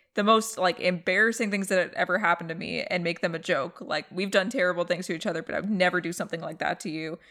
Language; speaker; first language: English; native; English